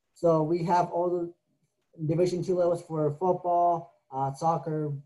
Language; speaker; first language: English; native; English